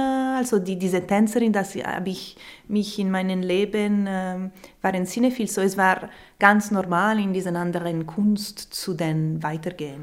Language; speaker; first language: German; non-native, local second language; Italian